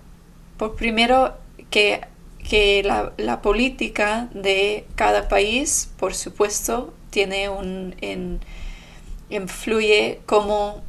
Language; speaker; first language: Spanish; non-native, fluent; English